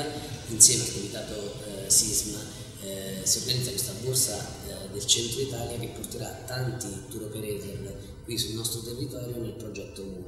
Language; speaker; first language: Italian; native; Italian